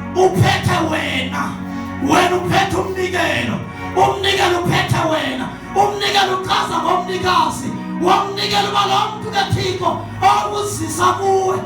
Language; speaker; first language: Zulu; non-native, local second language; Xhosa